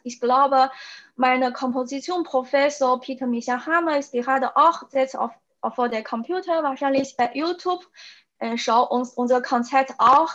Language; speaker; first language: German; non-native, fluent; Chinese